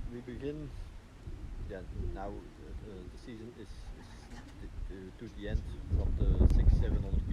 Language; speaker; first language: English; non-native, learner; Dutch